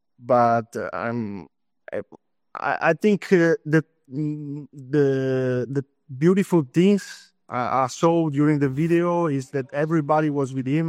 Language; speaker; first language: English; non-native, fluent; Italian